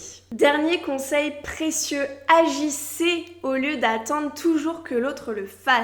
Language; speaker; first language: French; native; French